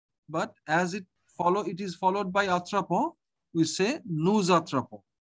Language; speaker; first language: English; non-native, local second language; Bangla